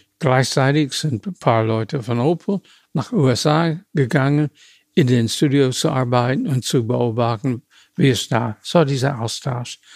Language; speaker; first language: German; non-native, fluent; English